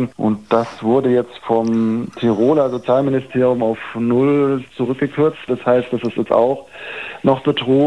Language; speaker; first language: German; native; German